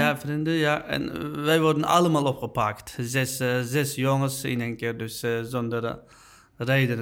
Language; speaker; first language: Dutch; non-native, learner; Uyghur